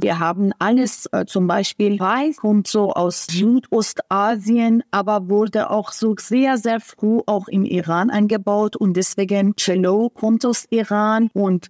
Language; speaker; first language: German; non-native, fluent; Persian